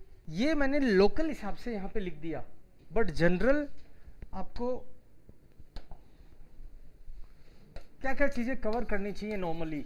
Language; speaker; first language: Hindi; native; Hindi